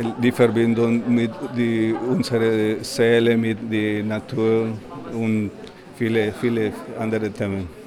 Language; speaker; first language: German; non-native, learner; Spanish